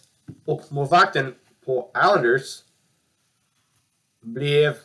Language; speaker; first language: Swedish; non-native, learner; English